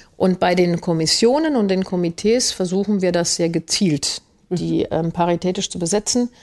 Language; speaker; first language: German; native; German